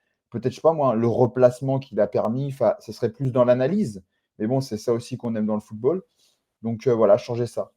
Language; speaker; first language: French; native; French